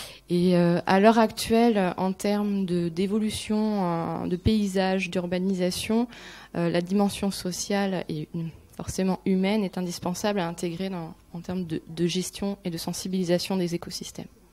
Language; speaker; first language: French; native; French